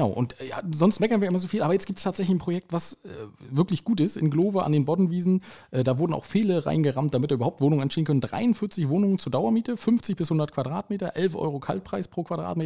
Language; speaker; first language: German; native; German